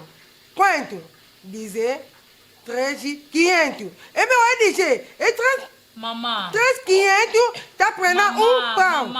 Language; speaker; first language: Portuguese; non-native, learner; Lingala